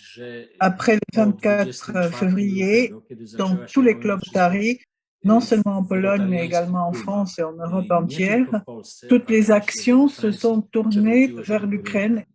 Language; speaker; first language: French; non-native, fluent; Polish